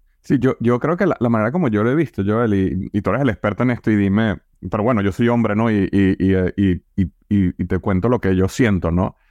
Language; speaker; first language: Spanish; native; Spanish